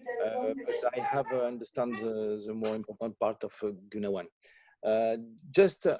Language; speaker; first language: English; non-native, learner; French